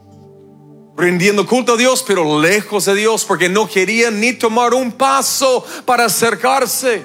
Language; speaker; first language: Spanish; non-native, fluent; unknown